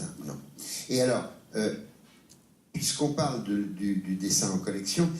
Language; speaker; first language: French; native; French